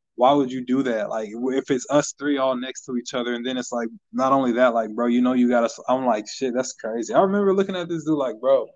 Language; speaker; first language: English; native; English